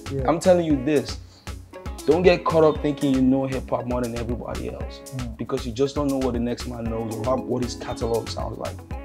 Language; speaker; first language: English; non-native, local second language; Hausa